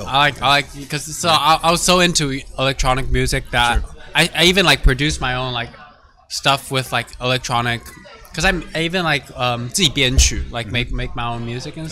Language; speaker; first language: English; early bilingual, heritage; English